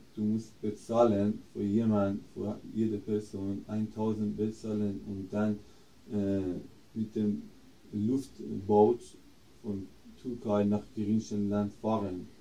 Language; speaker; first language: German; non-native, learner; Persian